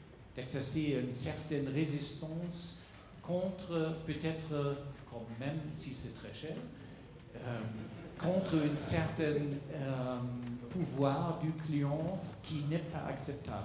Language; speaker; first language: French; non-native, fluent; German